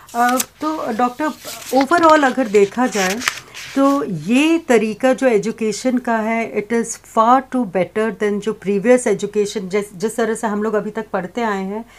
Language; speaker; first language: Hindi; native; Hindi